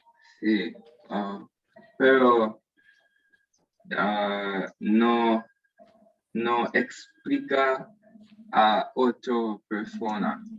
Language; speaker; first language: Spanish; non-native, learner; English